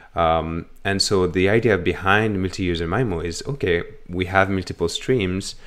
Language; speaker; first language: English; non-native, fluent; French